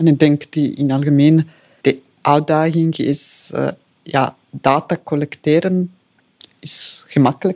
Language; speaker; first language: Dutch; non-native, fluent; Italian